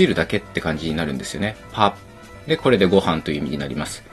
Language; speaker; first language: Japanese; native; Japanese